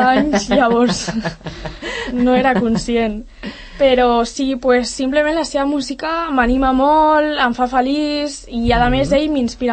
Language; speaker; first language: Catalan; non-native, local second language; Spanish